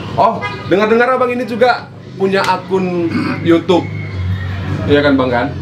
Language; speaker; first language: Indonesian; native; Indonesian